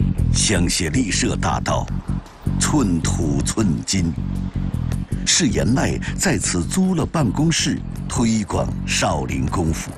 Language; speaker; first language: Chinese; native; Chinese